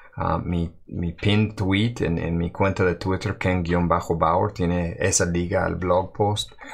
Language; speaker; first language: Spanish; non-native, fluent; English